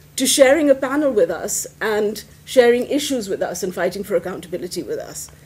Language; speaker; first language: English; non-native, local second language; Hindi